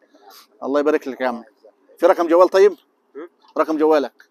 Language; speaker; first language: Arabic; native; Arabic